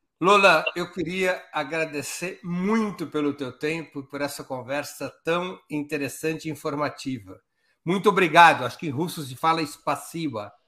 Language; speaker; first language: Portuguese; native; Portuguese